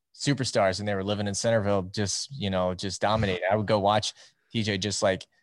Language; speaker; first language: English; native; English